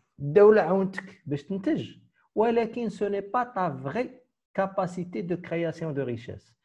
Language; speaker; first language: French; non-native, local second language; Arabic